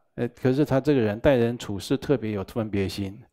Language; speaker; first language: Chinese; native; Chinese